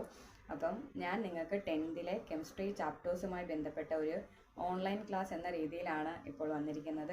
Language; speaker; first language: Malayalam; native; Malayalam